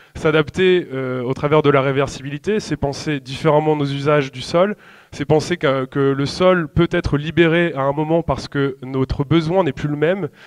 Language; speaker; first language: French; native; French